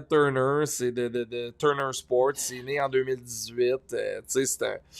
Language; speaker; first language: French; native; French